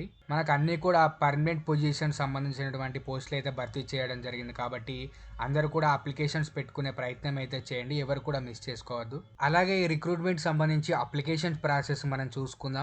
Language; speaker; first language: Telugu; native; Telugu